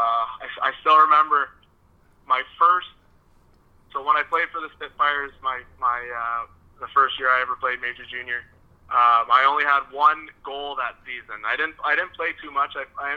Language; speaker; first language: English; non-native, fluent; French